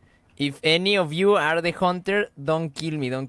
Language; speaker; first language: English; non-native, learner; Spanish